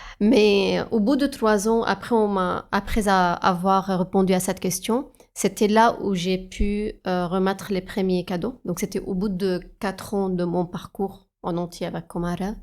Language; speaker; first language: French; non-native, fluent; Arabic